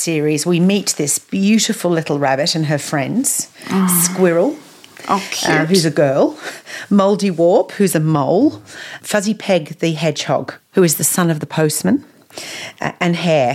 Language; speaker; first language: English; native; English